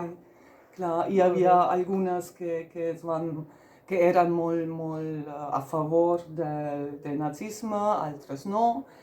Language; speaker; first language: Catalan; non-native, fluent; German